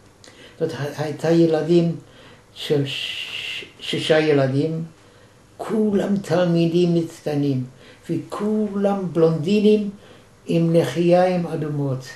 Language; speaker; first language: Hebrew; non-native, fluent; German